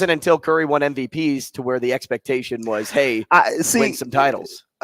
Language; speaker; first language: English; native; English